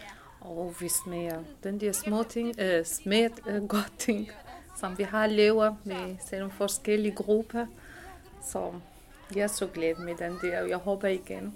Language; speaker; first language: Danish; non-native, learner; Arabic